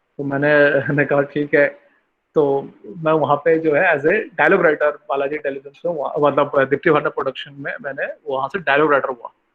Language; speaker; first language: Hindi; non-native, local second language; Bangla